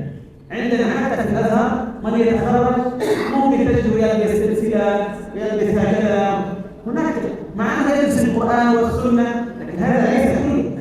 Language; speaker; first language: Arabic; native; Arabic